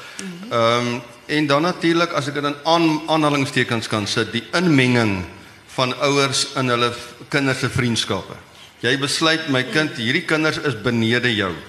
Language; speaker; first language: Afrikaans; native; Afrikaans